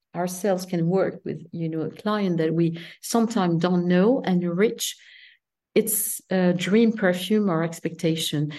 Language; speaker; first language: English; non-native, fluent; French